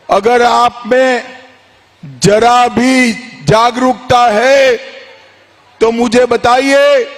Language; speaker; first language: Hindi; non-native, local second language; Gujarati